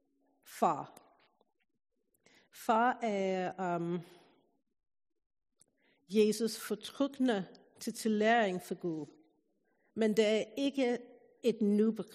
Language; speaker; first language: Danish; non-native, fluent; English